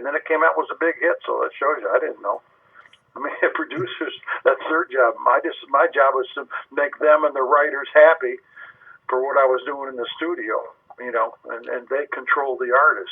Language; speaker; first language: English; native; English